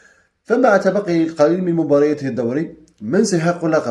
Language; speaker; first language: Arabic; native; Arabic